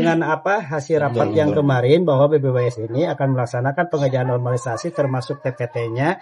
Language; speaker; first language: Indonesian; non-native, local second language; Sundanese